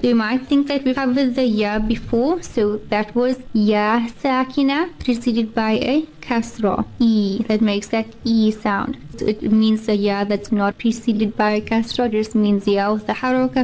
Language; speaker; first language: English; native; English